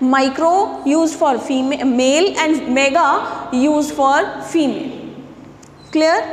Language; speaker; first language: Hindi; non-native, local second language; Punjabi